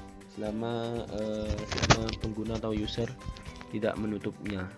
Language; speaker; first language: Indonesian; native; Indonesian